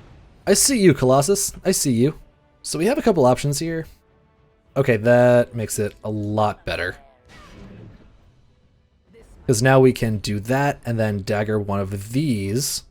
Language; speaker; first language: English; native; English